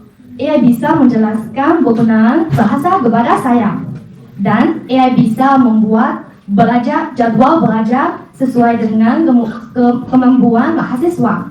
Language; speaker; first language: Indonesian; non-native, fluent; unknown